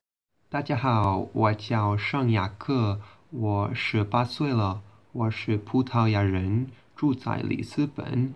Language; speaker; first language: Chinese; non-native, learner; Portuguese